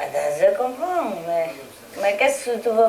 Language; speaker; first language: French; non-native, learner; Vietnamese